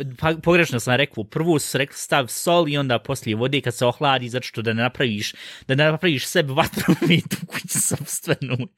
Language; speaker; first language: Bosnian; early bilingual, heritage; Bosnian